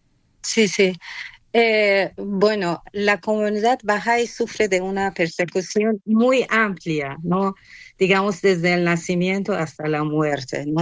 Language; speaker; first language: Spanish; non-native, fluent; Persian